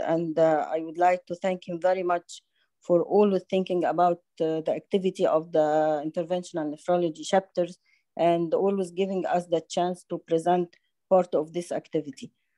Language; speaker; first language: English; non-native, fluent; Arabic